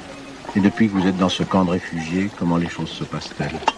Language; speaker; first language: French; native; French